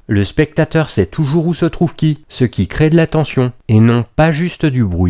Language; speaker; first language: French; native; French